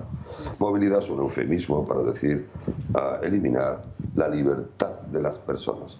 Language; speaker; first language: Spanish; native; Spanish